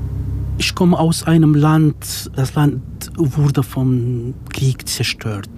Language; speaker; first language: German; non-native, fluent; Kurdish